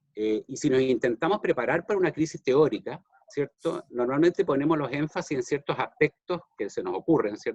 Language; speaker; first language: Spanish; native; Spanish